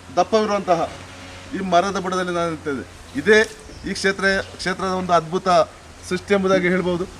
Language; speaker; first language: Kannada; native; Kannada